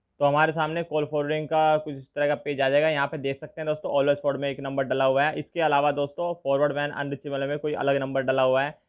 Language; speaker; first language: Hindi; native; Hindi